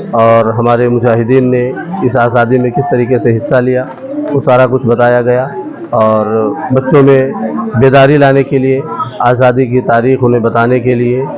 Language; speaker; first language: Hindi; non-native, local second language; Gujarati